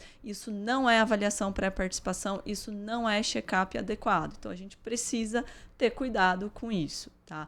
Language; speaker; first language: Portuguese; native; Portuguese